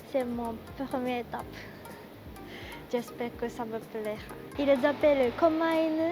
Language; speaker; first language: French; non-native, learner; Japanese